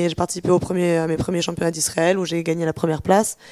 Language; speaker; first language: French; native; French